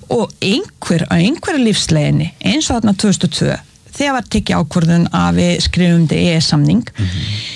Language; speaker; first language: Icelandic; non-native, fluent; Bosnian